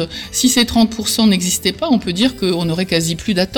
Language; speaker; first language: French; native; French